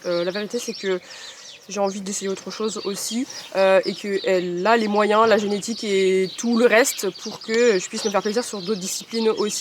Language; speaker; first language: French; native; French